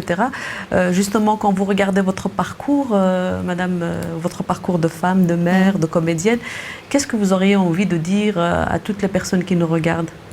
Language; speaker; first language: French; native; French